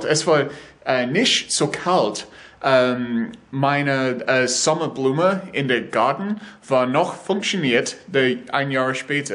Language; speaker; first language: German; non-native, learner; English